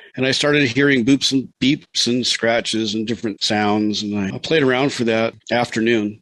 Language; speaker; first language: English; native; English